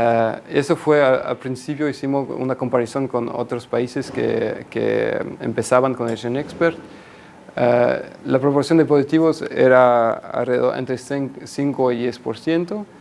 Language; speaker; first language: Spanish; non-native, fluent; French